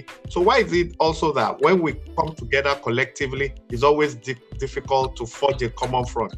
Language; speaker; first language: English; non-native, local second language; Yoruba